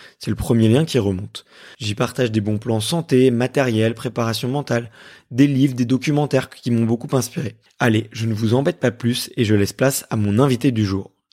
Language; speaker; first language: French; native; French